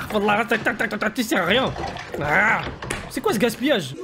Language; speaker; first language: French; native; French